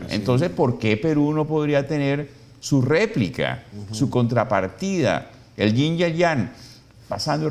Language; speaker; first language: Spanish; native; Spanish